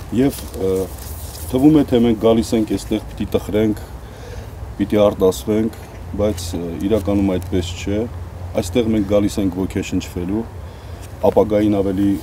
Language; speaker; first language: Armenian; native; Armenian